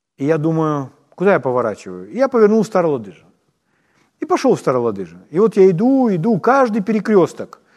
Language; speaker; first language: Russian; non-native, local second language; Ukrainian